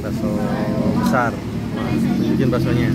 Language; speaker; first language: Indonesian; native; Indonesian